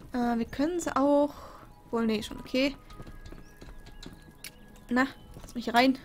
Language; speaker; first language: German; native; German